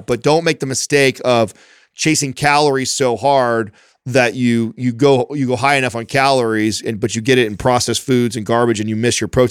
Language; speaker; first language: English; native; English